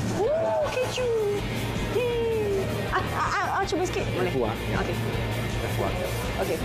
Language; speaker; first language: Malay; native; Malay